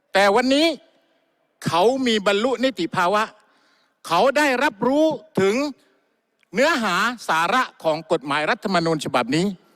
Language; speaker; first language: Thai; non-native, local second language; Malay